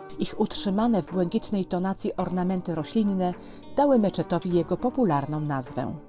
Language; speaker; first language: Polish; native; Polish